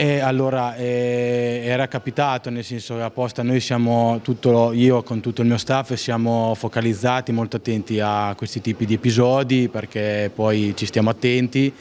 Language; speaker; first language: Italian; native; Italian